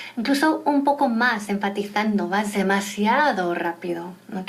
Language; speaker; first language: Spanish; non-native, fluent; English